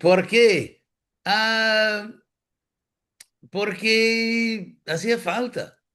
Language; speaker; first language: Spanish; non-native, fluent; English